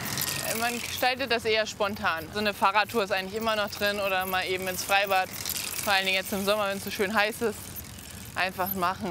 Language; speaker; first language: German; native; German